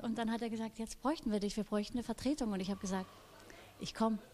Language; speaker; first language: German; native; German